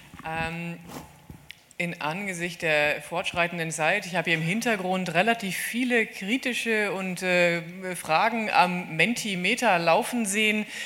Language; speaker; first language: German; native; German